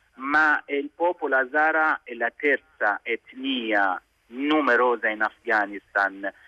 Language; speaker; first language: Italian; non-native, fluent; Hazaragi